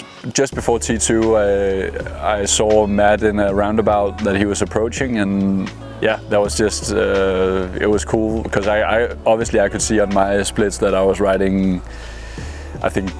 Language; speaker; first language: English; non-native, fluent; Danish